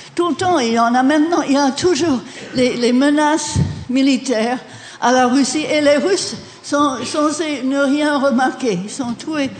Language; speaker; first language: French; non-native, fluent; English